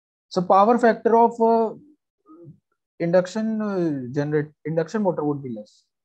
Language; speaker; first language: English; non-native, local second language; Hindi